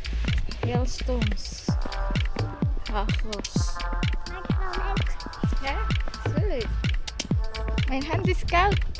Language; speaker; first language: Dutch; non-native, learner; Filipino